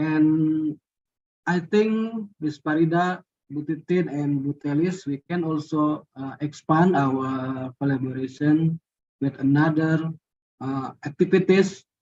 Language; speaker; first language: English; non-native, learner; Indonesian